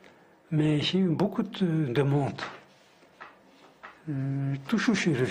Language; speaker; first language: French; non-native, fluent; Tibetan